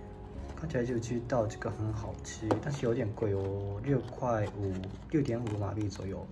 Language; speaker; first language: Chinese; non-native, fluent; Japanese